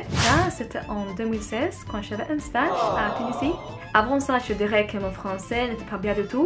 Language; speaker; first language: French; non-native, learner; Swedish